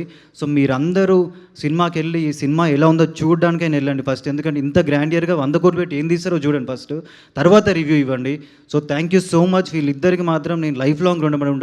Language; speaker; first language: Telugu; native; Telugu